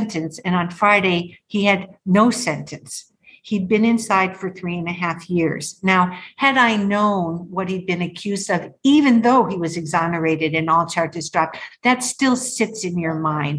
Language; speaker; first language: English; native; English